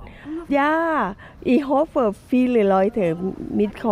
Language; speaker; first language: German; non-native, learner; Thai